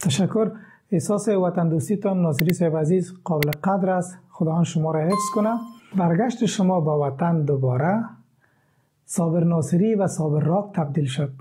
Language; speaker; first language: Persian; native; Persian